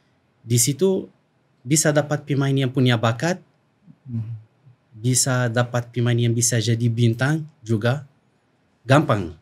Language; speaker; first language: Indonesian; non-native, fluent; Arabic